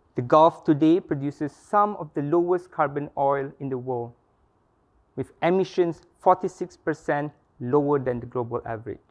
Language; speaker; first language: English; non-native, local second language; Malay